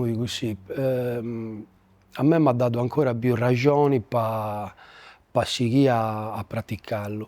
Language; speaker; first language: Italian; native; Italian